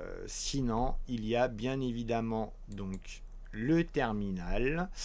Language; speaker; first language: French; native; French